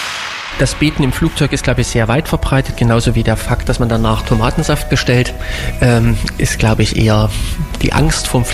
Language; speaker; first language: German; native; German